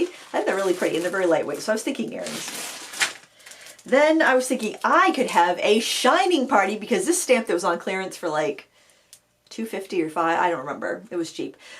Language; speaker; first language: English; native; English